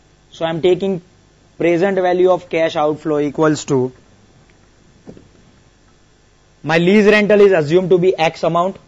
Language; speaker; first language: English; non-native, local second language; Gujarati